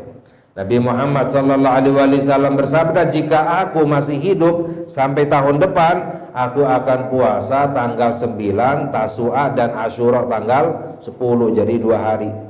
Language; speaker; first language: Indonesian; native; Indonesian